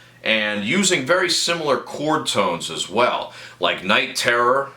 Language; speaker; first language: English; native; English